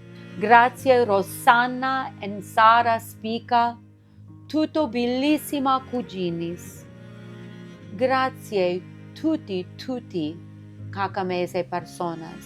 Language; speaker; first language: Italian; non-native, learner; English